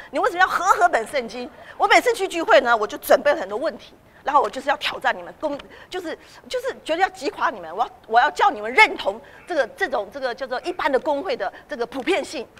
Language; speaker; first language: Chinese; native; Chinese